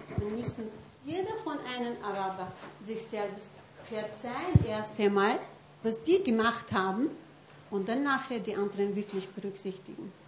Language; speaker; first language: German; non-native, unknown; Kurdish